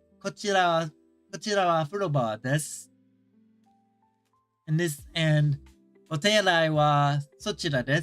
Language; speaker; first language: Japanese; non-native, learner; English